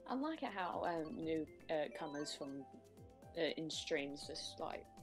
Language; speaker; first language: English; native; English